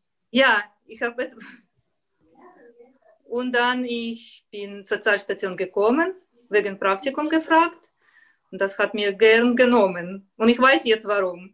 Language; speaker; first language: German; non-native, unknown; Russian